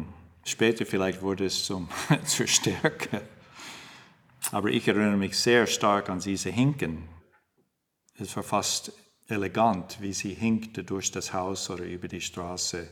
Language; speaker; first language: German; non-native, fluent; English